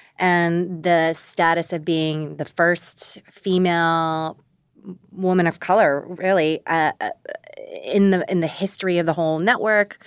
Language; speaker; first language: English; early bilingual, other home language; Korean